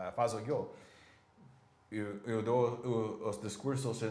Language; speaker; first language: Portuguese; non-native, learner; English